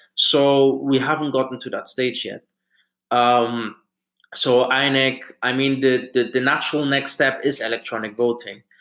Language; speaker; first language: English; early bilingual, other home language; German